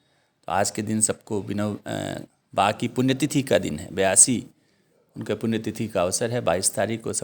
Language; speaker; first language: Hindi; native; Hindi